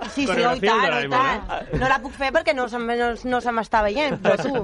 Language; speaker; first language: Catalan; non-native, local second language; Spanish